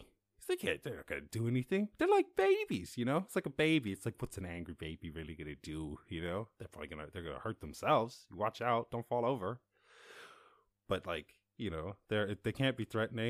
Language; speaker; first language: English; native; English